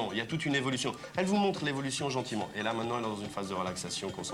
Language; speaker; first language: French; native; French